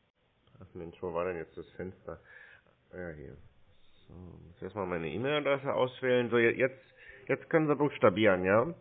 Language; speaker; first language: German; native; German